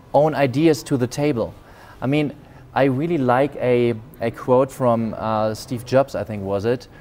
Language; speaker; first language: English; non-native, fluent; German